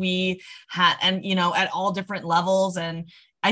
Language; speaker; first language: English; native; English